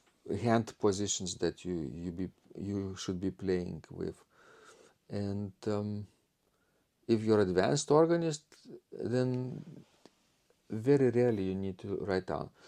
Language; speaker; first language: English; non-native, fluent; Lithuanian